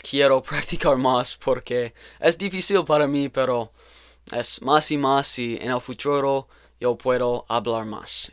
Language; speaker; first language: Spanish; non-native, learner; English